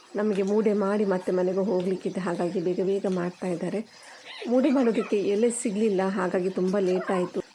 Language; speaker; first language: Kannada; non-native, local second language; Tulu